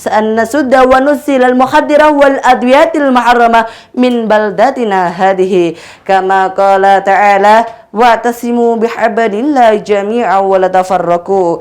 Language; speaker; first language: Arabic; non-native, learner; Indonesian